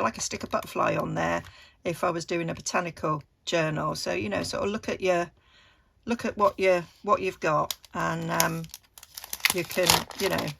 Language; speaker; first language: English; native; English